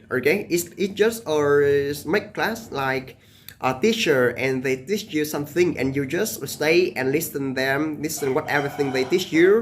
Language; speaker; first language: English; non-native, learner; Vietnamese